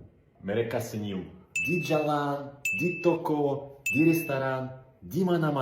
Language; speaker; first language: Indonesian; non-native, fluent; Russian